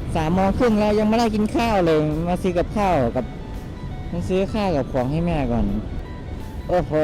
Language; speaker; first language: Thai; non-native, local second language; Northeastern Thai